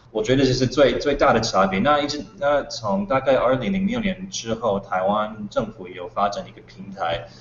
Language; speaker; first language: Chinese; non-native, fluent; English